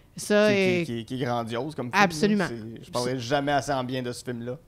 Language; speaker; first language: French; native; French